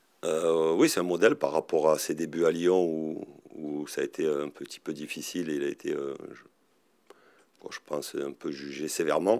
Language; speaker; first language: French; native; French